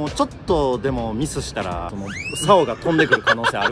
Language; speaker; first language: Japanese; native; Japanese